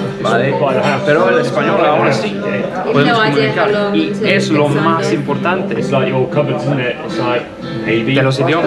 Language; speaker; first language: Spanish; non-native, fluent; English